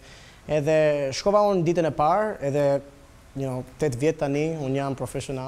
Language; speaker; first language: Albanian; early bilingual, heritage; Albanian